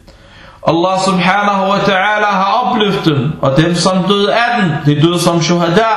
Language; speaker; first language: Danish; early bilingual, other home language; Arabic